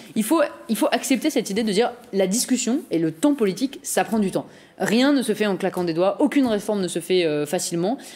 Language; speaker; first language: French; native; French